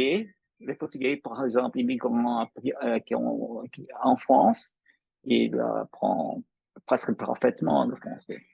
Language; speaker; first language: French; non-native, fluent; English